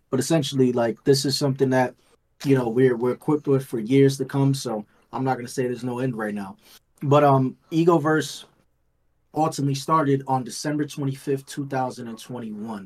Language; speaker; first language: English; native; English